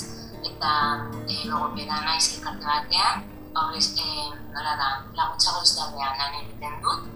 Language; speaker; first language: Basque; non-native, learner; Spanish